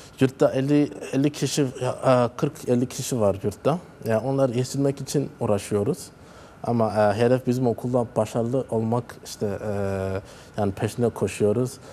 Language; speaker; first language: Turkish; non-native, fluent; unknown